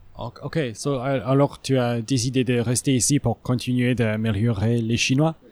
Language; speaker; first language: French; non-native, learner; English